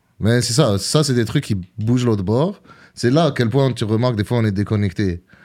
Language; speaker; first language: French; early bilingual, other home language; Arabic